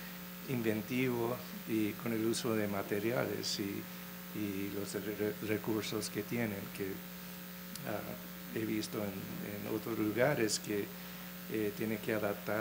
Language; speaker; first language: Spanish; non-native, fluent; English